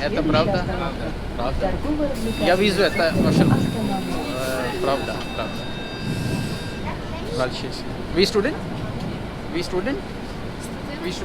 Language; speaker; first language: Russian; non-native, learner; Urdu